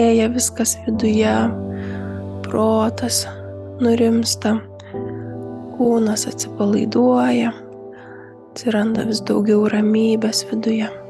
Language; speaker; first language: Lithuanian; native; Lithuanian